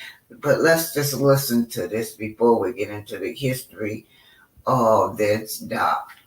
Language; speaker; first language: English; native; English